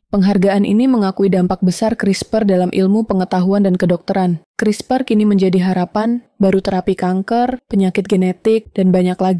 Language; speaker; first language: Indonesian; native; Indonesian